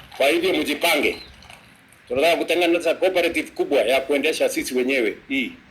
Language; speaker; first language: Swahili; non-native, local second language; Kalenjin